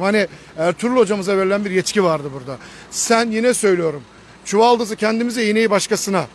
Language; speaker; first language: Turkish; native; Turkish